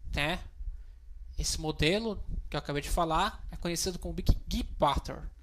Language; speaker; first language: Portuguese; native; Portuguese